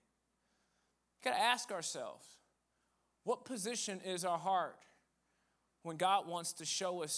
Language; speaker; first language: English; native; English